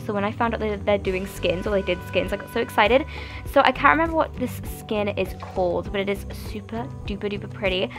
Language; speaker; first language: English; native; English